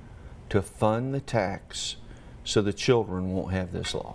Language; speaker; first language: English; native; English